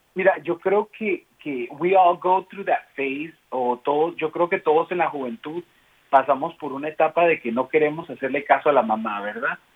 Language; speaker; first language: Spanish; early bilingual, heritage; Spanish